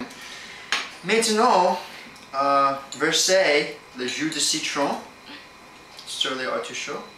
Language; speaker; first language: French; non-native, learner; English